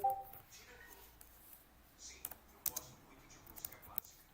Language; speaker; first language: Portuguese; non-native, learner; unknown